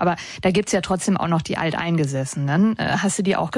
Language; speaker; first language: German; native; German